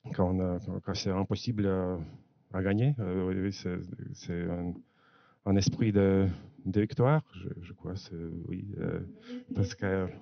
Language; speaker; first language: French; non-native, fluent; Latvian